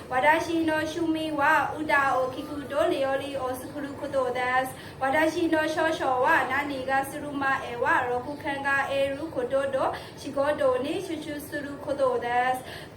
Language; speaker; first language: Japanese; non-native, learner; Burmese